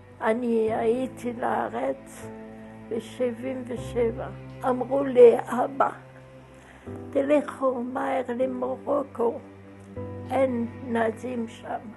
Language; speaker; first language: Hebrew; non-native, fluent; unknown